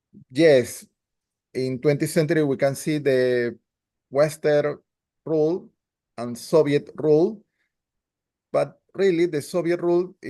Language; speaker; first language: English; non-native, learner; Spanish